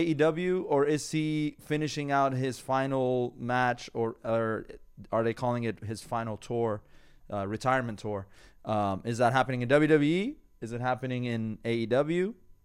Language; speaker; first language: English; non-native, fluent; Persian